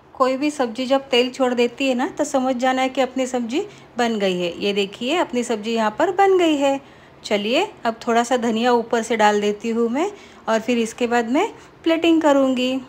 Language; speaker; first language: Hindi; non-native, local second language; Marathi